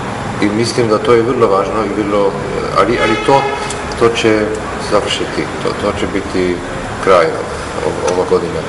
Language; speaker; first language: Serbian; non-native, learner; German